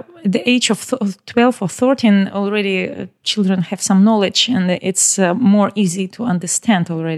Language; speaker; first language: English; non-native, learner; Ukrainian